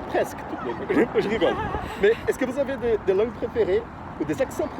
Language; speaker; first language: French; non-native, fluent; Portuguese